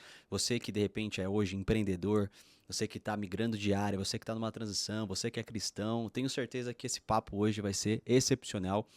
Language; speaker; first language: Portuguese; native; Portuguese